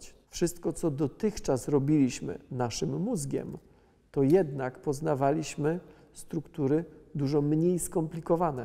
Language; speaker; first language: Polish; native; Polish